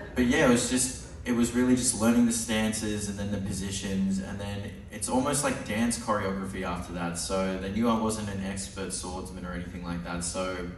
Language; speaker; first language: English; native; English